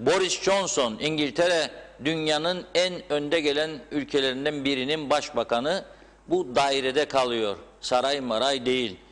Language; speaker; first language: Turkish; native; Turkish